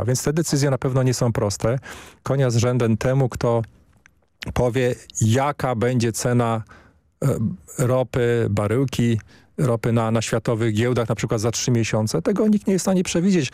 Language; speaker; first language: Polish; native; Polish